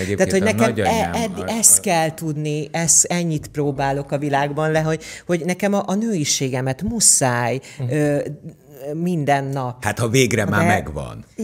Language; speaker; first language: Hungarian; native; Hungarian